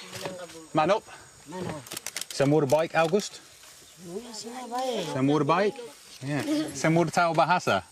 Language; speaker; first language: Indonesian; non-native, learner; English